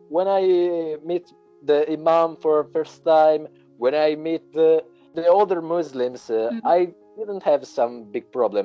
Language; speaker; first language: English; non-native, learner; Italian